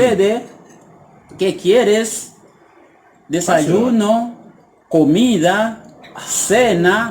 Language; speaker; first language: Spanish; non-native, learner; Haitian Creole